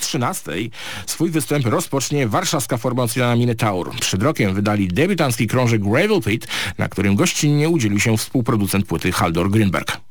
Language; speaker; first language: Polish; native; Polish